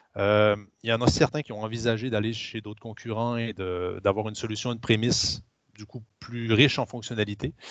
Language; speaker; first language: French; native; French